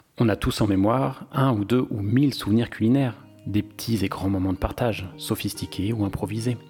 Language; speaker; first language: French; native; French